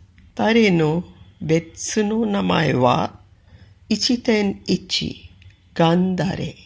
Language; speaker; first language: Japanese; non-native, fluent; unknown